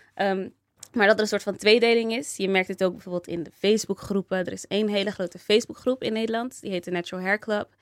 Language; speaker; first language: Dutch; native; Dutch